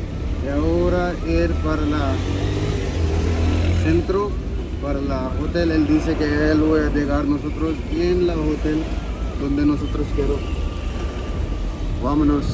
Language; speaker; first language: Spanish; non-native, learner; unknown